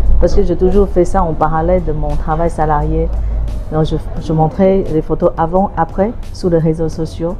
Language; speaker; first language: French; non-native, fluent; Chinese